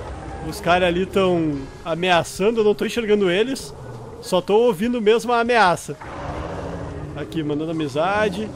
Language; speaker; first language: Portuguese; native; Portuguese